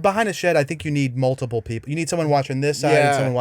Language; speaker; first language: English; native; English